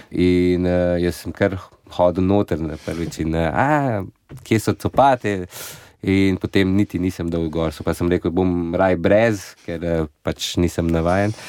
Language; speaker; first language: Slovenian; non-native, fluent; Portuguese